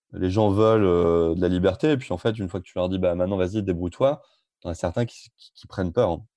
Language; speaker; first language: French; native; French